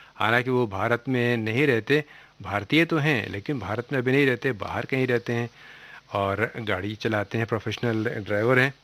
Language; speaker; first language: Hindi; native; Hindi